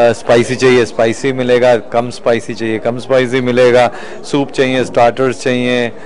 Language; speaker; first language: Hindi; native; Hindi